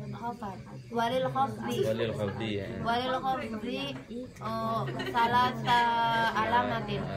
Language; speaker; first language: Arabic; non-native, learner; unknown